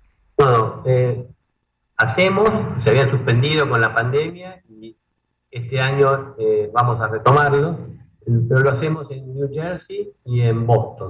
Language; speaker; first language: Spanish; native; Spanish